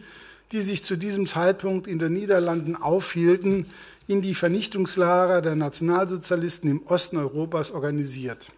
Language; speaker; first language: German; native; German